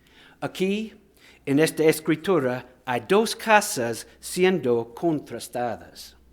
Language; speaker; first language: Spanish; non-native, fluent; English